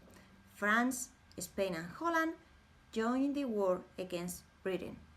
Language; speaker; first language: English; non-native, fluent; Spanish